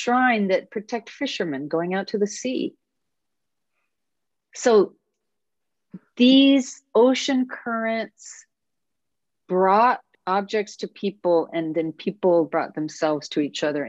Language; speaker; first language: English; native; English